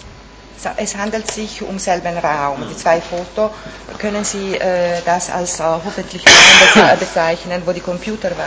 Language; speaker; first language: German; non-native, local second language; Italian